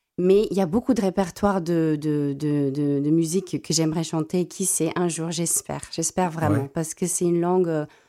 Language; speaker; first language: French; non-native, fluent; Afrikaans